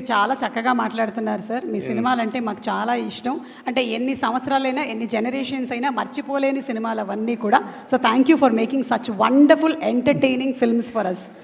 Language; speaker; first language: Telugu; native; Telugu